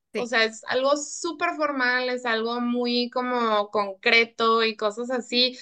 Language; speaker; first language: Spanish; early bilingual, heritage; Spanish